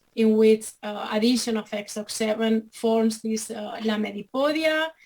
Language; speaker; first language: English; non-native, fluent; Catalan